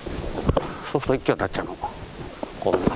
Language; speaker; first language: Japanese; native; Japanese